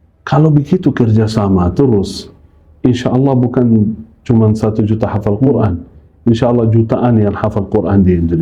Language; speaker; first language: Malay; non-native, fluent; Arabic